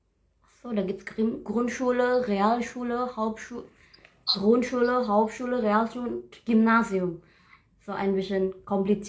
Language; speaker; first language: German; non-native, learner; Indonesian